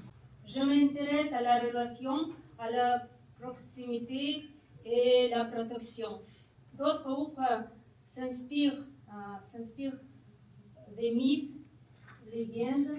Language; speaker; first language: French; non-native, learner; Kazakh